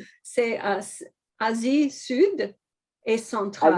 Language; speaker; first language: French; non-native, fluent; English